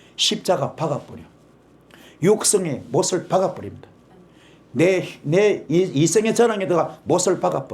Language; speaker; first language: Korean; native; Korean